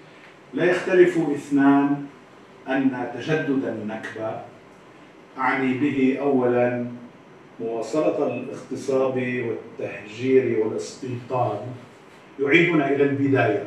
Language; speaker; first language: Arabic; native; Arabic